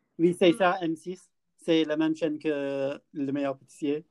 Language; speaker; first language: French; non-native, learner; English